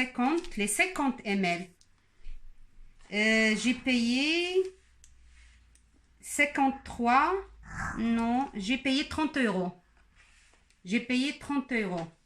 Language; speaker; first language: French; non-native, local second language; Arabic